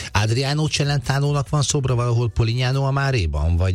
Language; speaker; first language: Hungarian; native; Hungarian